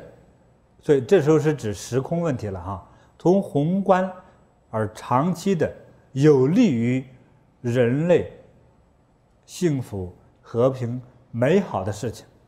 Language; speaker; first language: Chinese; native; Chinese